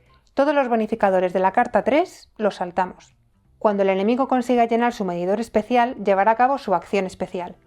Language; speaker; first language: Spanish; native; Spanish